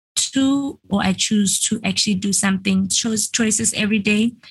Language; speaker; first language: English; non-native, local second language; Venda